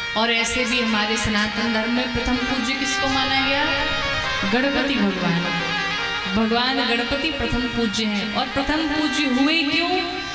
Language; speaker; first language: Hindi; native; Hindi